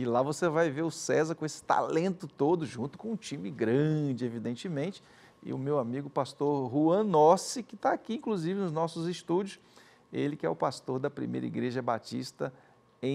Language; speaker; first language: Portuguese; native; Portuguese